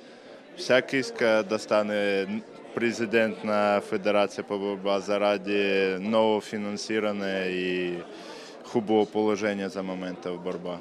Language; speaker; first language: Bulgarian; non-native, learner; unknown